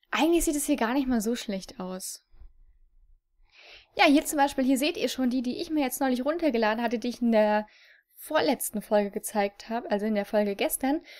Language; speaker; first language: German; native; German